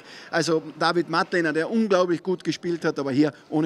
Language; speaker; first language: German; native; German